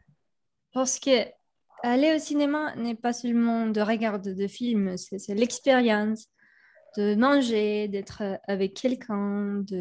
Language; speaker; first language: French; non-native, learner; Spanish